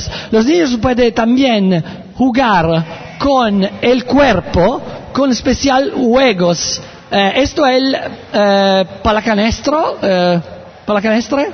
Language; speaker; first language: Spanish; non-native, learner; Italian